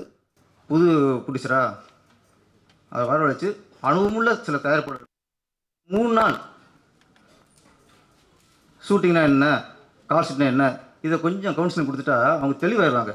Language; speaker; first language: Tamil; native; Tamil